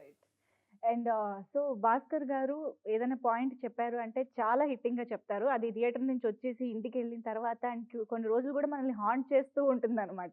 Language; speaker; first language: Telugu; native; Telugu